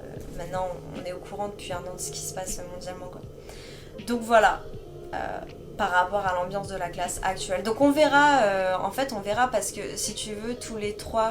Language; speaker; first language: French; native; French